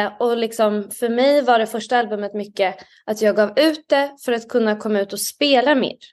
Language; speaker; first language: Swedish; native; Swedish